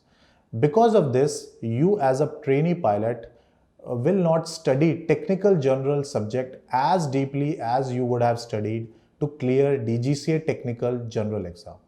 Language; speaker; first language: English; non-native, local second language; Hindi